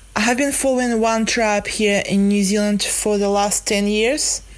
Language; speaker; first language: English; non-native, fluent; Russian